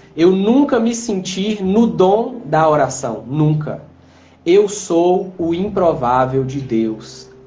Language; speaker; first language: Portuguese; native; Portuguese